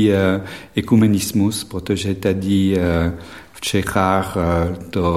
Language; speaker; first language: Czech; non-native, fluent; French